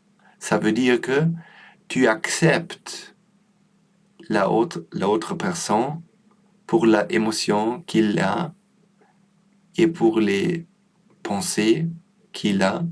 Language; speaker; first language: French; non-native, learner; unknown